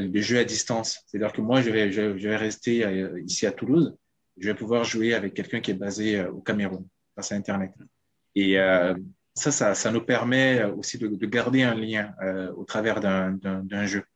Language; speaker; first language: French; non-native, local second language; Sango